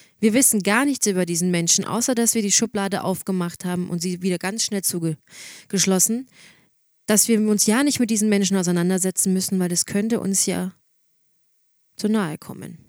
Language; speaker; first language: German; native; German